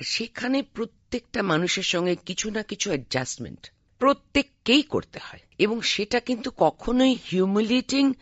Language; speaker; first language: Bangla; native; Bangla